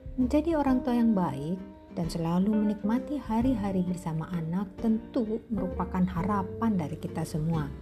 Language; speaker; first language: Indonesian; native; Indonesian